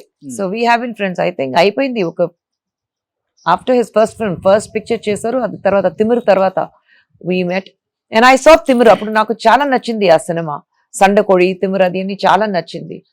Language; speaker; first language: Telugu; non-native, fluent; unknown